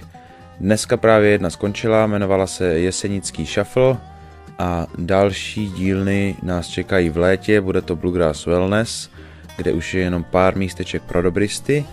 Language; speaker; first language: Czech; native; Czech